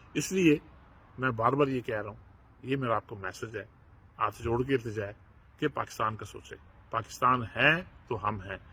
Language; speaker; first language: Urdu; non-native, local second language; Punjabi